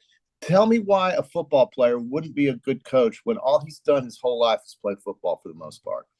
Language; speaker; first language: English; native; English